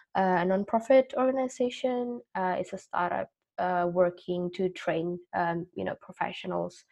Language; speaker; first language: English; non-native, fluent; Indonesian